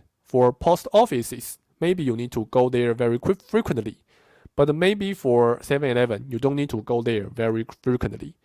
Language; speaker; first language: English; non-native, fluent; Chinese